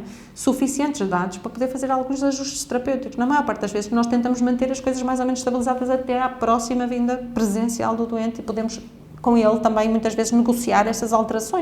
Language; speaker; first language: Portuguese; native; Portuguese